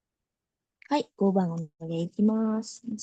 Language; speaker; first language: Japanese; non-native, learner; Indonesian